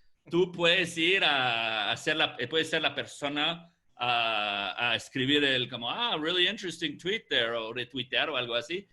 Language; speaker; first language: Spanish; non-native, fluent; English